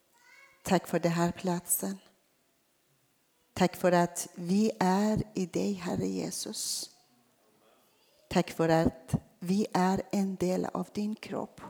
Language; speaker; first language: Swedish; non-native, fluent; Persian